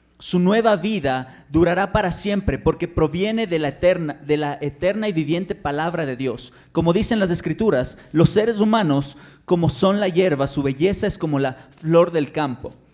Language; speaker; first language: Spanish; native; Spanish